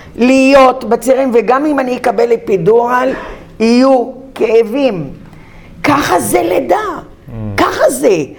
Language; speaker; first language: Hebrew; early bilingual, other home language; Arabic